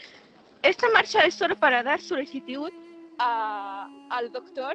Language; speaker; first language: Spanish; non-native, fluent; Arabic